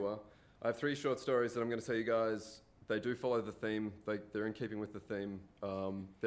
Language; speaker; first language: English; native; English